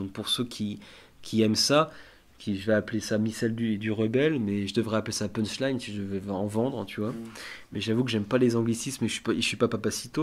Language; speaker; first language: French; native; French